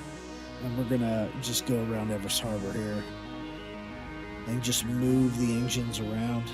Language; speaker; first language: English; native; English